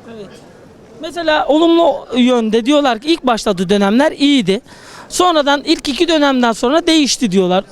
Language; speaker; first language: Turkish; native; Turkish